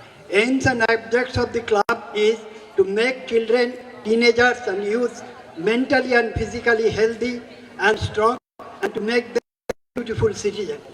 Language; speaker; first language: English; non-native, local second language; Bangla